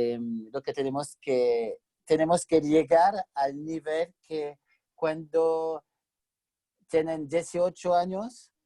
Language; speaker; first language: Spanish; non-native, fluent; French